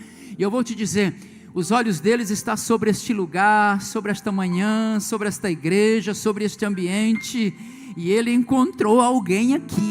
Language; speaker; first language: Portuguese; native; Portuguese